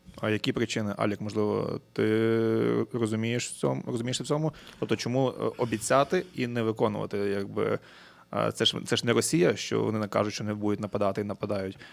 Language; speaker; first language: Ukrainian; native; Ukrainian